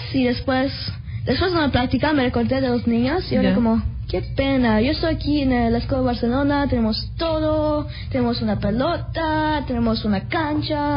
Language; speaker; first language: Spanish; early bilingual, heritage; Spanish